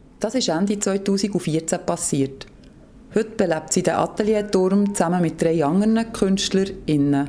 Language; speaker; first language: German; native; German